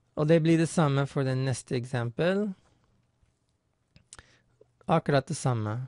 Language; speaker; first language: Norwegian; non-native, fluent; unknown